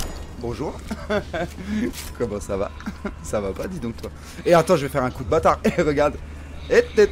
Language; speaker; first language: French; native; French